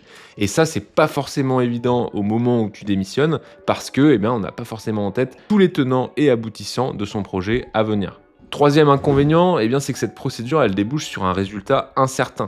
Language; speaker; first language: French; native; French